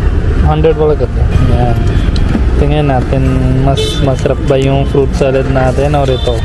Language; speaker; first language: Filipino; non-native, learner; Hindi